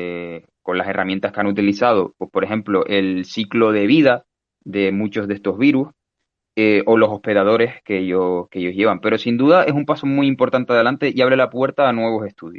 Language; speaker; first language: Spanish; native; Spanish